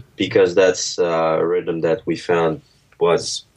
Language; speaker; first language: English; early bilingual, other home language; Russian